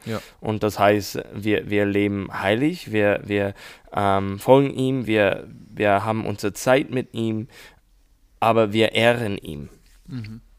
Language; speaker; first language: German; non-native, learner; English